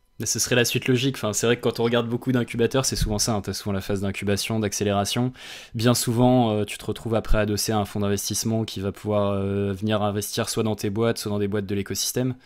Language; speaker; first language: French; native; French